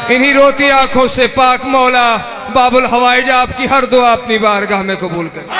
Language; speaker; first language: Urdu; non-native, local second language; Punjabi